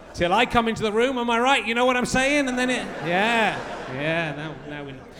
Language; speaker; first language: English; native; English